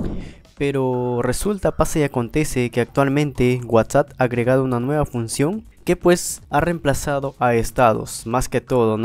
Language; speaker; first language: Spanish; native; Spanish